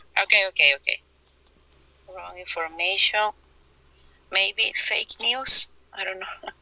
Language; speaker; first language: English; non-native, learner; Spanish